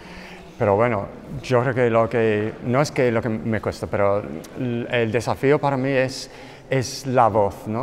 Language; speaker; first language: Spanish; non-native, fluent; English